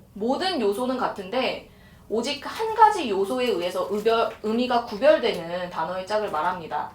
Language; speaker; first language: Korean; native; Korean